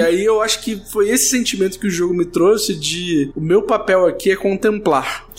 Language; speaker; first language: Portuguese; native; Portuguese